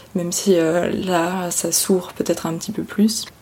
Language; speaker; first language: French; native; French